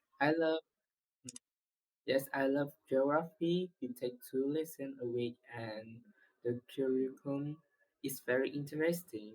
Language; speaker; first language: English; non-native, learner; Vietnamese